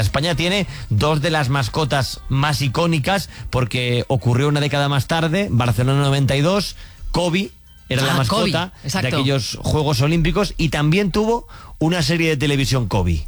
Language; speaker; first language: Spanish; native; Spanish